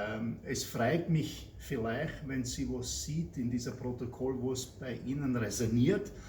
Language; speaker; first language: German; non-native, learner; English